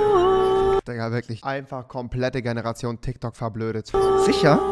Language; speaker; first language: German; native; German